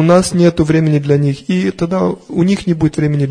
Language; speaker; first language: Russian; native; Russian